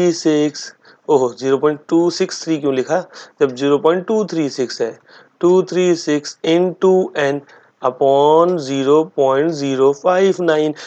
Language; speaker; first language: Hindi; native; Hindi